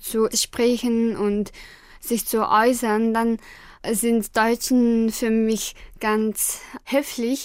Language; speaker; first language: German; non-native, learner; Mongolian